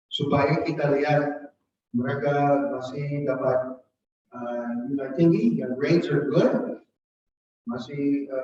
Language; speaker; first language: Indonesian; non-native, fluent; English